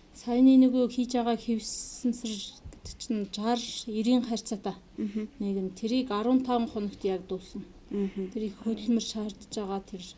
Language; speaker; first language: Mongolian; non-native, local second language; Kazakh